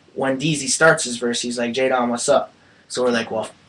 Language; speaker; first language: English; native; English